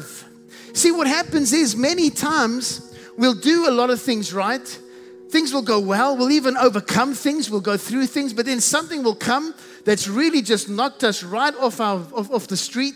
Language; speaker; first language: English; native; English